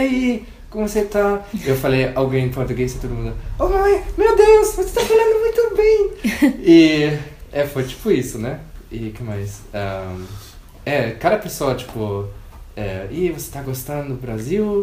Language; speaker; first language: Portuguese; non-native, fluent; German